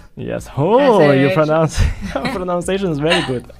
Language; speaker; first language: English; non-native, fluent; Russian